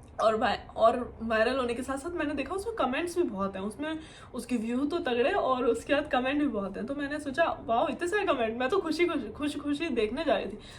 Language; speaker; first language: Hindi; native; Hindi